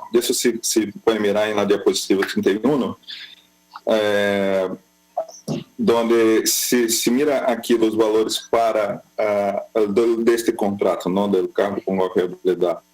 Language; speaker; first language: Spanish; non-native, fluent; Portuguese